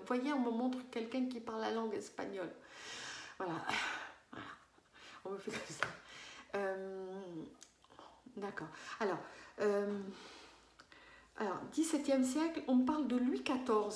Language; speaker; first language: French; native; French